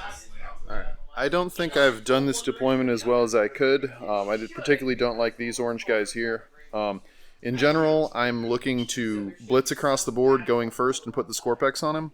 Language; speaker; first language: English; native; English